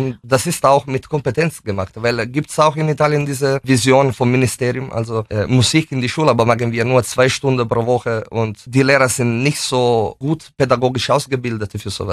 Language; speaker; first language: German; non-native, fluent; Italian